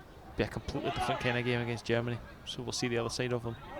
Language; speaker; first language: English; native; English